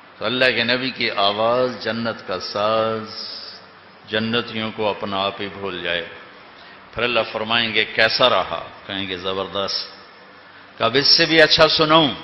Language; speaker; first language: Urdu; non-native, local second language; Punjabi